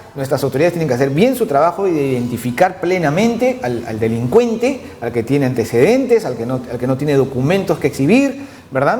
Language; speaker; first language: Spanish; native; Spanish